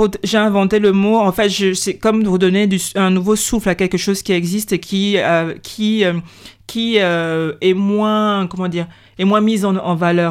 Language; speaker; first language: French; native; French